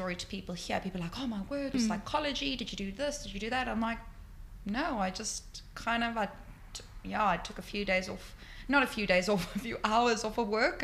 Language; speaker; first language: English; native; English